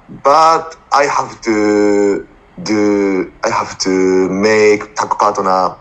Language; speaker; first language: English; non-native, learner; Japanese